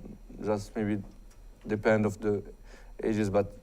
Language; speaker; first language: English; non-native, fluent; Arabic